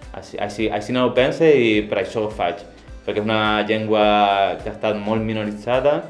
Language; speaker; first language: Catalan; non-native, local second language; Spanish